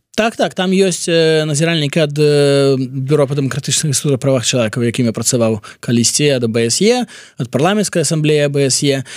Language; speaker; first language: Belarusian; non-native, local second language; Russian